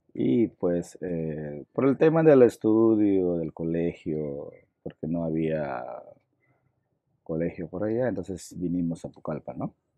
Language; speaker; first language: Spanish; non-native, local second language; Shipibo-Conibo